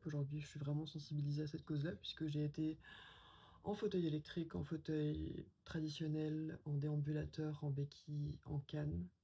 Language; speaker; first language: French; native; French